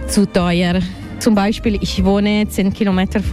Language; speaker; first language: German; non-native, learner; Italian